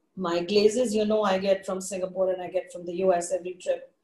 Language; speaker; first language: English; non-native, local second language; Hindi